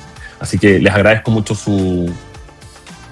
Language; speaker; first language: Spanish; native; Spanish